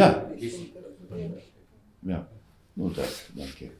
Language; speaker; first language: German; non-native, learner; Slovenian